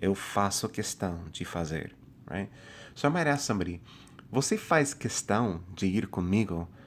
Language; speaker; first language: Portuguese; non-native, fluent; English